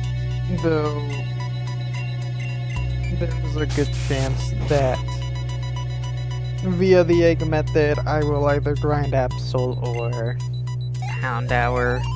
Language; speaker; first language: English; native; English